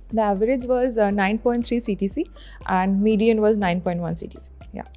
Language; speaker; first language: English; non-native, local second language; Bangla